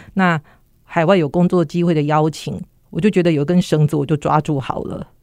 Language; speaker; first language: Chinese; native; Chinese